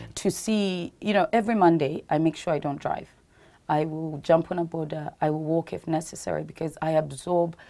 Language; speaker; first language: English; non-native, local second language; Ganda